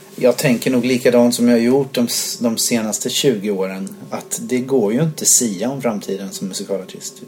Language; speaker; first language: Swedish; native; Swedish